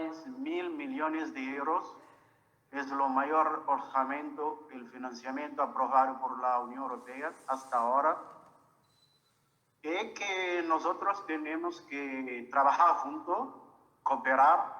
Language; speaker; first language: Spanish; non-native, fluent; Portuguese